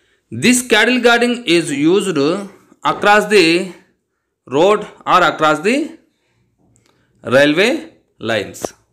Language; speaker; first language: English; non-native, local second language; Telugu